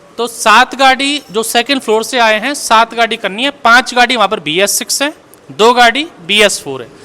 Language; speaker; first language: Hindi; native; Hindi